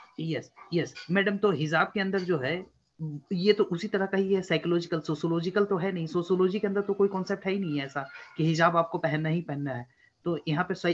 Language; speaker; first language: Hindi; native; Hindi